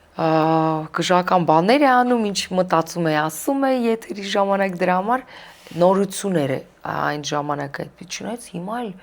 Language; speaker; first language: Armenian; early bilingual, heritage; Armenian